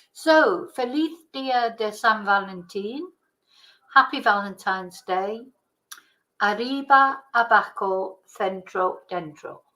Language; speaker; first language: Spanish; non-native, fluent; English